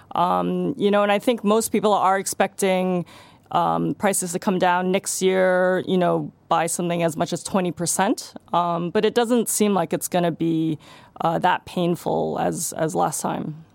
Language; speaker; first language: English; non-native, local second language; Cantonese